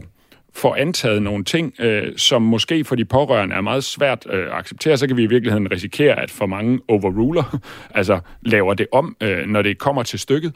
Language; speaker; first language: Danish; native; Danish